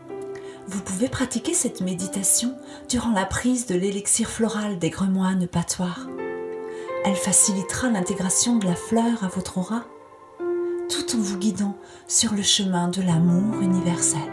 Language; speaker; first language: French; native; French